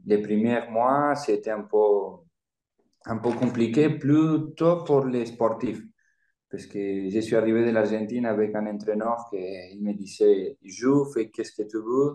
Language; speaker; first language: French; non-native, fluent; Spanish